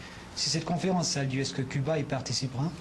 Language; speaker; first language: French; native; French